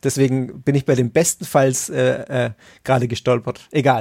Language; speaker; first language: German; native; German